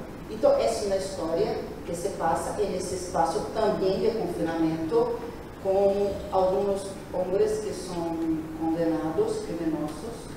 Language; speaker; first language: Spanish; non-native, learner; Portuguese